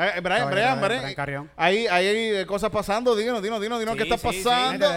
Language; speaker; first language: Spanish; native; Spanish